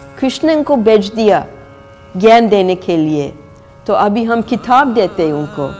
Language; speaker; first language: Hindi; non-native, fluent; English